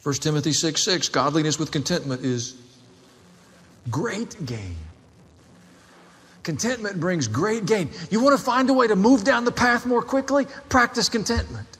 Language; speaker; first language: English; native; English